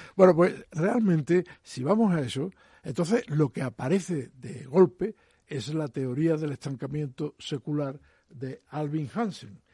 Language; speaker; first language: Spanish; native; Spanish